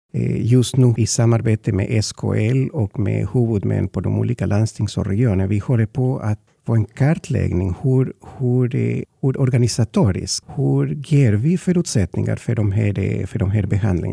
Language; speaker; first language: Swedish; non-native, fluent; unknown